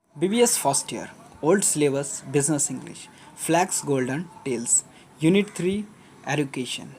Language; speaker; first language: English; non-native, local second language; Nepali